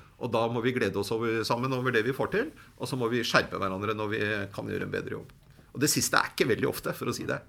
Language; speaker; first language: Norwegian; native; Norwegian